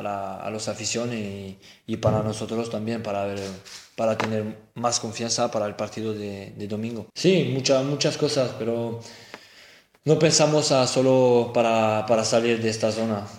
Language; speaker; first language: Spanish; non-native, fluent; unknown